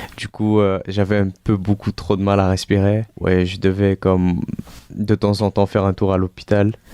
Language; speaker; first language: French; early bilingual, other home language; Arabic